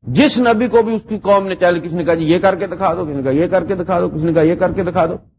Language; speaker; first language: Urdu; non-native, local second language; Punjabi